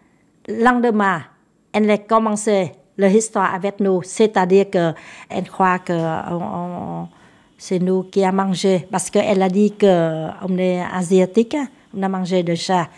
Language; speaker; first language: French; non-native, learner; Vietnamese